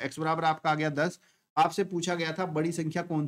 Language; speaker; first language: Hindi; native; Hindi